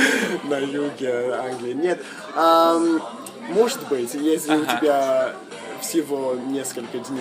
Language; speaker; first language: Russian; non-native, fluent; English